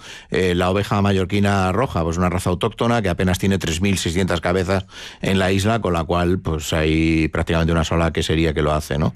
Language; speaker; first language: Spanish; native; Spanish